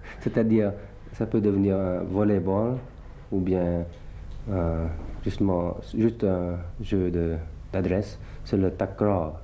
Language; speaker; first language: French; early bilingual, other home language; Thai